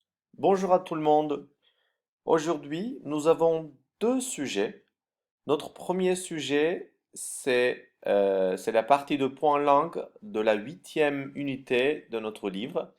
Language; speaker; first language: French; non-native, fluent; Turkish